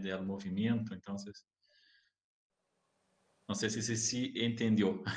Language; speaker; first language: Spanish; non-native, learner; Portuguese